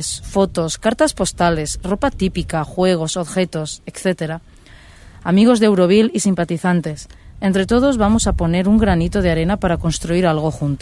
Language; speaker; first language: Spanish; native; Spanish